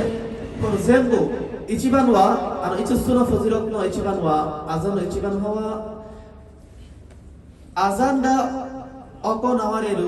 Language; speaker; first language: Japanese; non-native, learner; Bangla